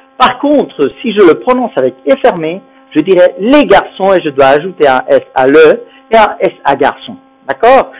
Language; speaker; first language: French; non-native, fluent; Spanish